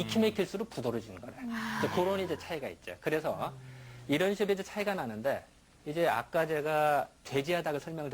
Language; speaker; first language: Korean; native; Korean